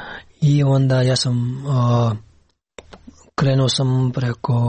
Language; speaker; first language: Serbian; non-native, learner; Pashto